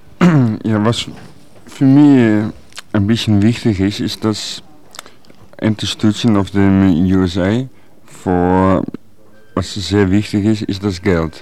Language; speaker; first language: German; non-native, learner; Dutch